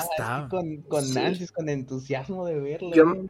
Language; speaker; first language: Spanish; native; Spanish